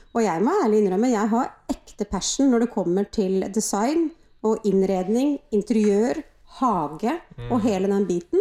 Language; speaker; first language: Norwegian; native; Norwegian